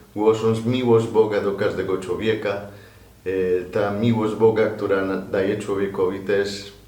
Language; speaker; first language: Polish; non-native, fluent; Spanish